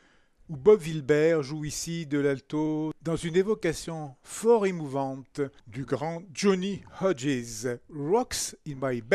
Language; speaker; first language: French; native; French